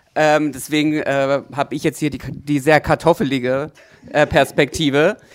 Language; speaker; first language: German; native; German